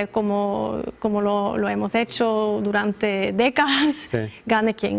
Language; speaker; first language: Spanish; non-native, fluent; Norwegian